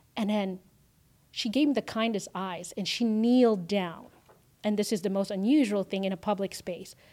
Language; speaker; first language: English; early bilingual, other home language; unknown